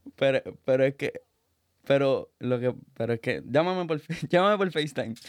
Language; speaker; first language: Spanish; native; Spanish